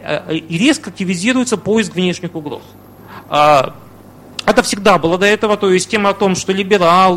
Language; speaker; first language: Russian; native; Russian